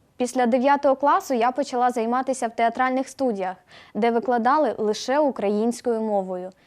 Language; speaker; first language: Ukrainian; native; Ukrainian